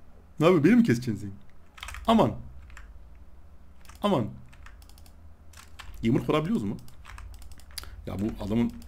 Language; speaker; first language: Turkish; native; Turkish